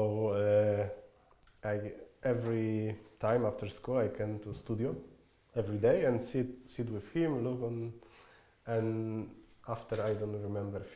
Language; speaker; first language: English; non-native, fluent; Polish